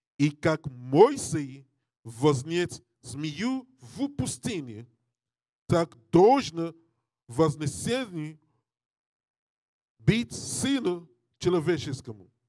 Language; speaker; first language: Russian; non-native, learner; English